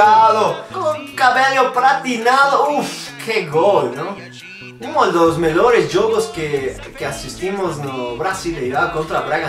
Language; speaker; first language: Portuguese; non-native, learner; Spanish